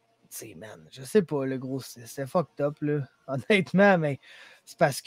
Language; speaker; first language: French; native; French